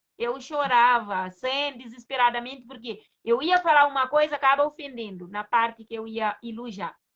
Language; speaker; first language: Portuguese; non-native, fluent; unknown